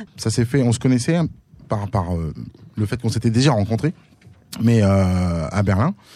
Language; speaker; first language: French; native; French